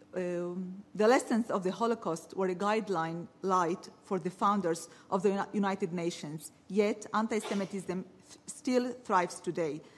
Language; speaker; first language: English; early bilingual, other home language; Arabic